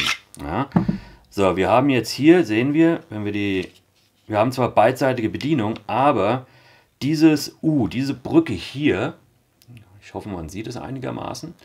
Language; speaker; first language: German; native; German